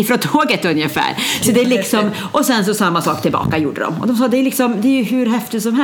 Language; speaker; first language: Swedish; native; Swedish